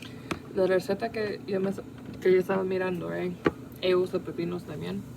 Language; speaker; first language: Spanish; early bilingual, heritage; Spanish